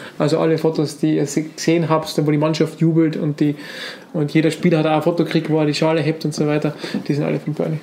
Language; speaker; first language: German; native; German